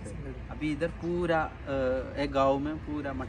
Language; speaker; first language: Hindi; non-native, local second language; Malayalam